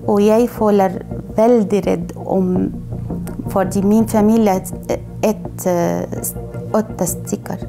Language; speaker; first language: Norwegian; non-native, learner; Arabic